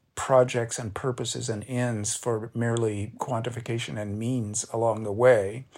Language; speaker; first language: English; native; English